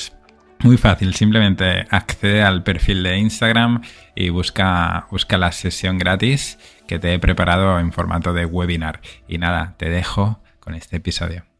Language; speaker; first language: Spanish; native; Spanish